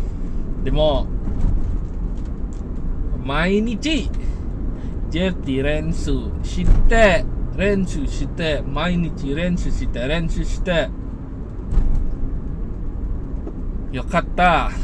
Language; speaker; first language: Japanese; non-native, learner; Indonesian